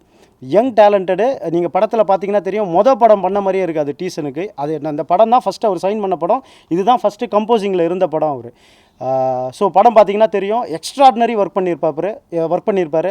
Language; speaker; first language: Tamil; native; Tamil